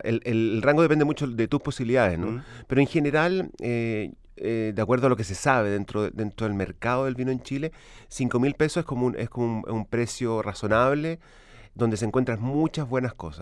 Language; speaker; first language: Spanish; native; Spanish